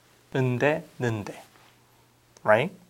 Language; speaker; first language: Korean; non-native, fluent; English